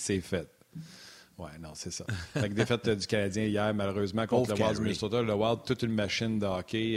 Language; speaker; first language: French; native; French